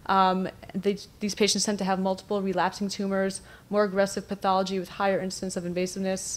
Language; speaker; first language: English; native; English